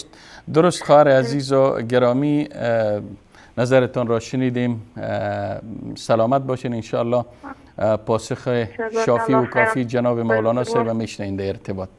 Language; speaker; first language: Persian; native; Persian